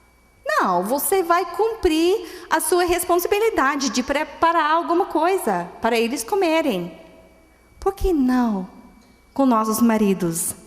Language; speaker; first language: Portuguese; non-native, fluent; English